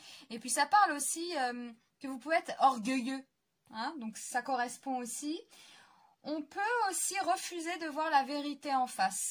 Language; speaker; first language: French; native; French